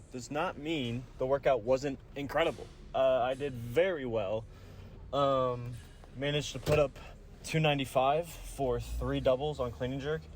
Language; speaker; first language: English; native; English